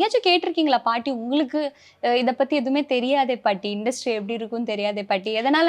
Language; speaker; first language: Tamil; native; Tamil